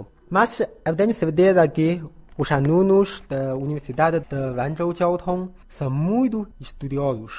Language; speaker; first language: Portuguese; non-native, learner; Chinese